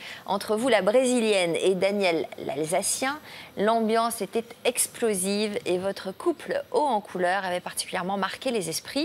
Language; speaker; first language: French; native; French